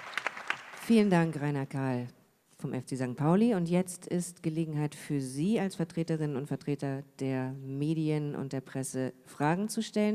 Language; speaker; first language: German; native; German